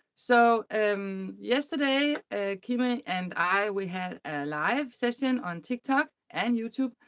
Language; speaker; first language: English; non-native, fluent; Danish